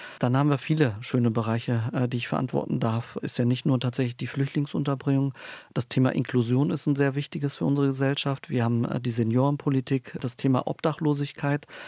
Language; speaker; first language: German; early bilingual, other home language; Turkish